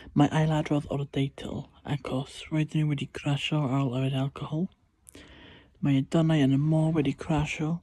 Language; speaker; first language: Welsh; non-native, local second language; English